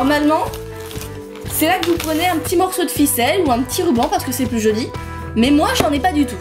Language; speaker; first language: French; native; French